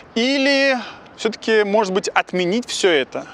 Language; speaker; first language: Russian; native; Russian